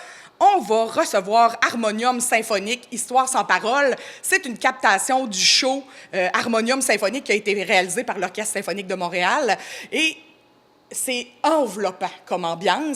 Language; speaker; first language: French; native; French